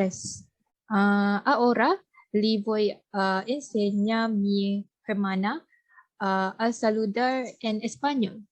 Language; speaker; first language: Spanish; non-native, learner; Malay